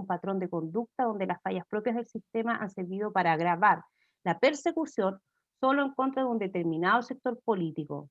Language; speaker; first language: Spanish; native; Spanish